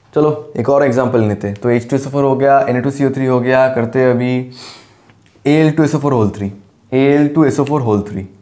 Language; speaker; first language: Hindi; non-native, local second language; Bangla